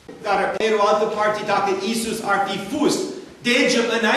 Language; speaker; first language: Romanian; non-native, learner; English